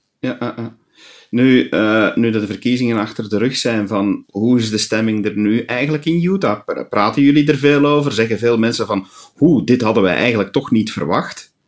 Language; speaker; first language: Dutch; native; Dutch